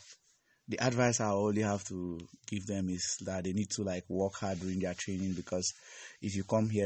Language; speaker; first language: English; non-native, local second language; Igbo